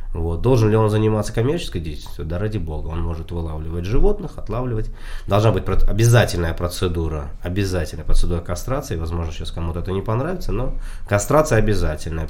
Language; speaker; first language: Russian; non-native, local second language; Tajik